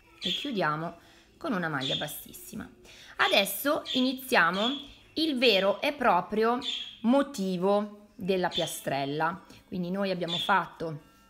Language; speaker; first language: Italian; native; Italian